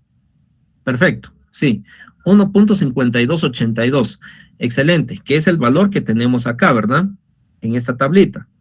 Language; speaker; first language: Spanish; native; Spanish